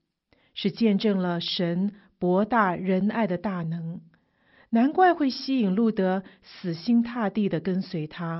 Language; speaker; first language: Chinese; native; Chinese